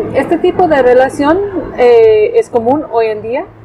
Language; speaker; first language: Spanish; non-native, fluent; English